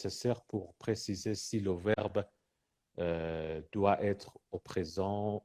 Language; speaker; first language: French; non-native, fluent; Persian